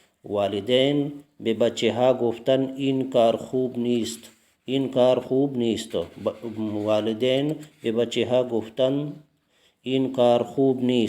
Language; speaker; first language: Persian; non-native, fluent; Urdu